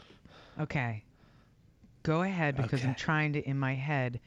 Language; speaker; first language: English; native; English